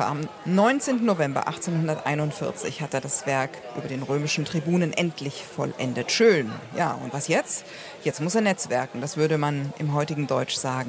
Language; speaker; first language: German; native; German